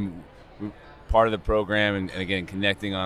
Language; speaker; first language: English; native; English